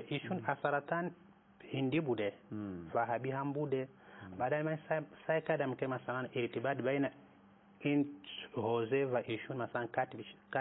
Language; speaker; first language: Persian; non-native, fluent; Nyanja